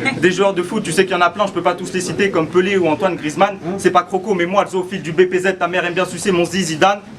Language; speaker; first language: French; early bilingual, other home language; Turkish